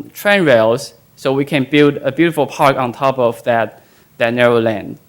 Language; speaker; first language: English; non-native, fluent; Chinese